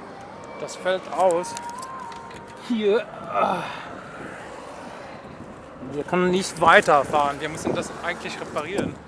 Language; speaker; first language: German; non-native, learner; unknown